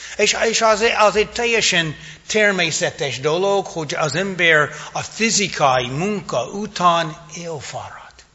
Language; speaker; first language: Hungarian; non-native, fluent; English